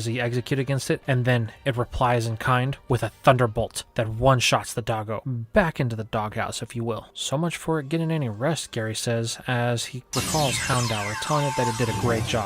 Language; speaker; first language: English; native; English